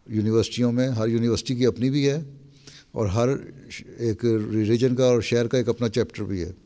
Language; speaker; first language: Urdu; native; Urdu